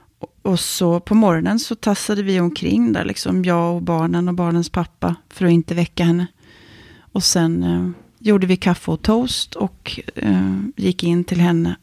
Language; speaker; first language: Swedish; native; Swedish